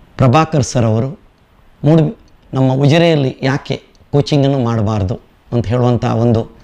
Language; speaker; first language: Kannada; native; Kannada